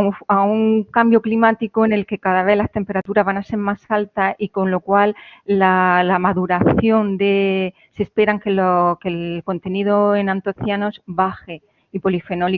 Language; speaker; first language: Spanish; native; Spanish